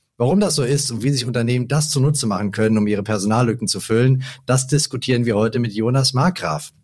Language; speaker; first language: German; native; German